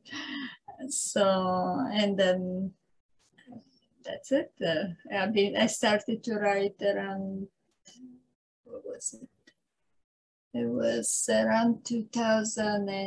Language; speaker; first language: English; non-native, fluent; Italian